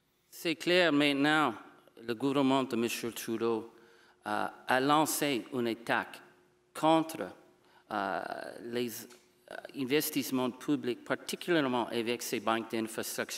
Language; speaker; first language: French; non-native, fluent; English